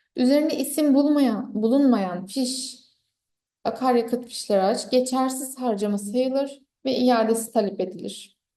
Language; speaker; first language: Turkish; native; Turkish